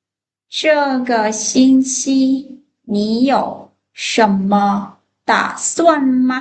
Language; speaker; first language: Chinese; non-native, fluent; Lao